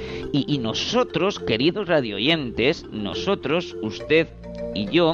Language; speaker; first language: Spanish; native; Spanish